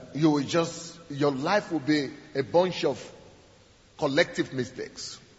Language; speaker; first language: English; non-native, local second language; Yoruba